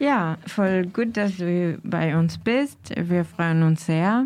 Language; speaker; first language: German; non-native, fluent; Spanish